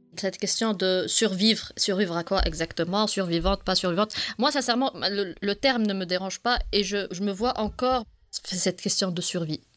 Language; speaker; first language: French; non-native, local second language; Arabic